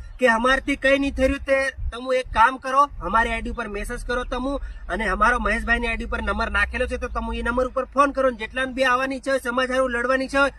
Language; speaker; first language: Gujarati; non-native, local second language; Bhili